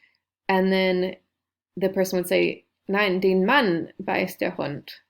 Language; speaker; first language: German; non-native, fluent; English